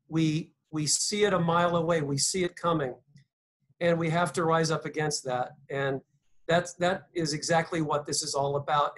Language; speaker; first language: English; native; English